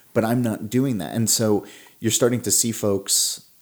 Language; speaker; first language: English; native; English